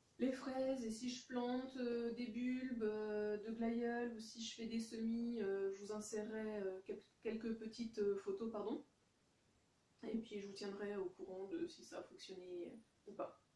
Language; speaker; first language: French; native; French